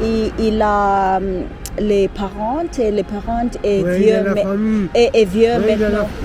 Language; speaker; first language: French; non-native, learner; Zulu